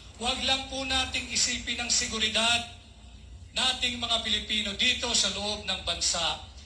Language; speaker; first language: Filipino; native; Filipino